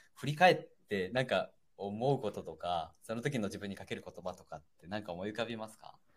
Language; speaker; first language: Japanese; native; Japanese